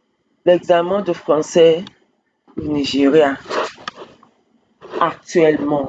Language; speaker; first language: French; non-native, fluent; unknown